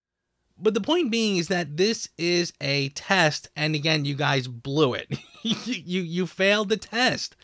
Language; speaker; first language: English; native; English